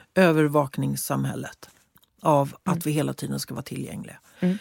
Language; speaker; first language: Swedish; native; Swedish